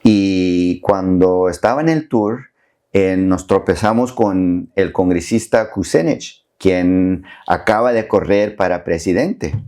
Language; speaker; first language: Spanish; early bilingual, heritage; Spanish